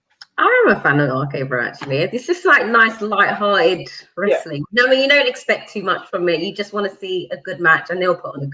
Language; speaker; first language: English; native; English